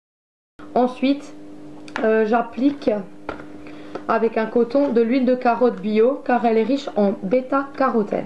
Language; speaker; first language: French; native; French